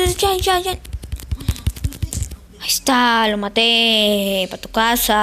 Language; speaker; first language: Spanish; native; Spanish